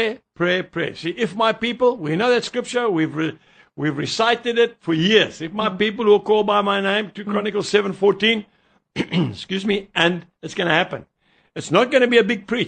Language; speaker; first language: English; native; English